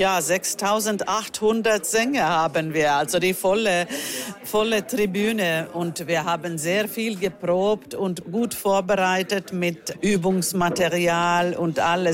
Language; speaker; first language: German; non-native, fluent; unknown